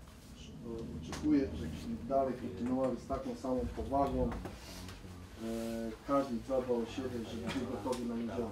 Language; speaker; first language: Polish; non-native, fluent; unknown